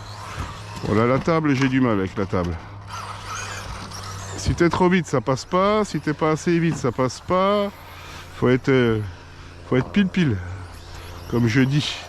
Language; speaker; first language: French; native; French